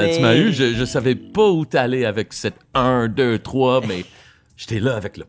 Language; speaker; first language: French; non-native, local second language; English